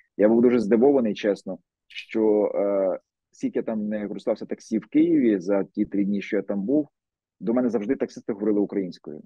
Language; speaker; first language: Ukrainian; native; Ukrainian